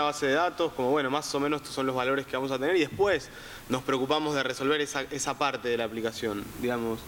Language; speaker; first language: Spanish; native; Spanish